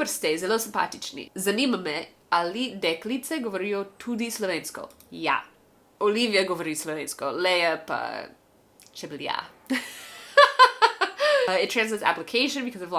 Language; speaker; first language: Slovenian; non-native, learner; English